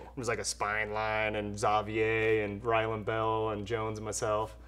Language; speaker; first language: English; native; English